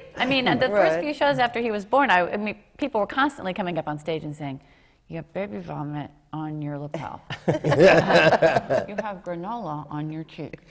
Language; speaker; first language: English; native; English